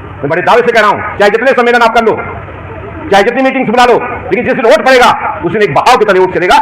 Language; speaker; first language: Hindi; native; Hindi